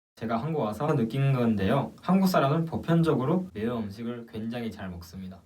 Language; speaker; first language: Korean; non-native, fluent; Chinese